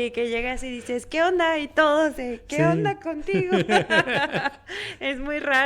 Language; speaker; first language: Spanish; native; Spanish